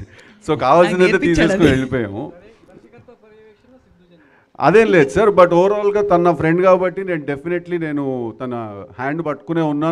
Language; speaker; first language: Telugu; native; Telugu